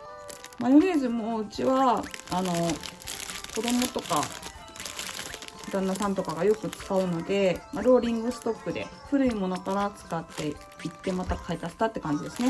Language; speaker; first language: Japanese; native; Japanese